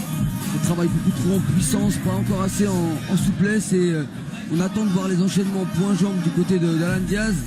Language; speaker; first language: French; native; French